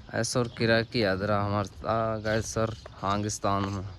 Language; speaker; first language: Armenian; non-native, learner; Hindi